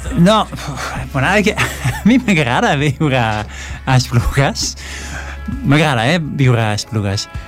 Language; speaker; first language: Catalan; non-native, fluent; Dutch